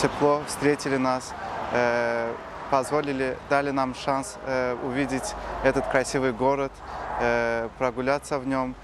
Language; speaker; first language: Russian; non-native, local second language; Azerbaijani